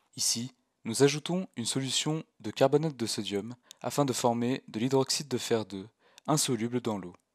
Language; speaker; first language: French; native; French